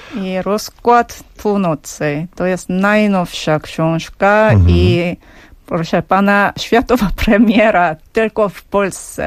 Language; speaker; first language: Polish; non-native, fluent; Korean